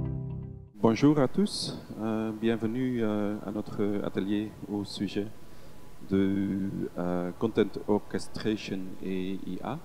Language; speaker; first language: French; non-native, local second language; Dutch